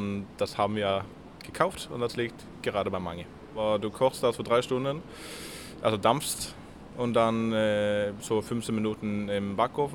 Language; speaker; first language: German; non-native, learner; Norwegian